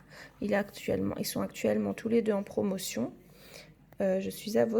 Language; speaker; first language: French; native; French